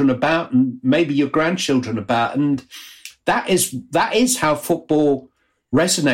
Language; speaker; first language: English; native; English